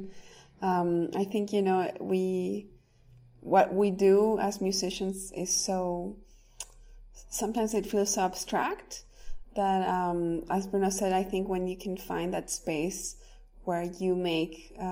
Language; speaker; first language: English; non-native, fluent; Spanish